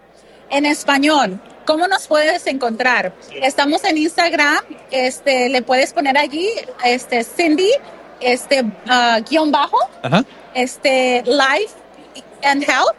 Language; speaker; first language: Spanish; early bilingual, heritage; Spanish